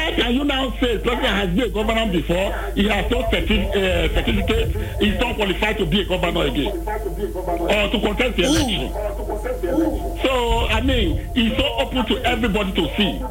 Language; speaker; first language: English; non-native, local second language; Bini